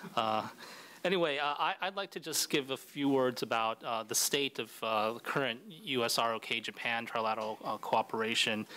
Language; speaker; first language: English; native; English